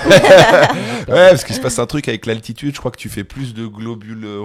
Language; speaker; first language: French; native; French